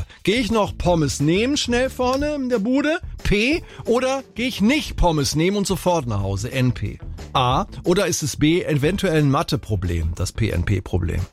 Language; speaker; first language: German; native; German